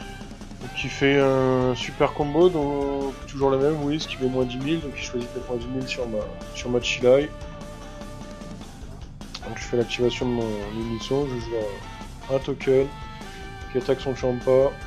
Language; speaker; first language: French; native; French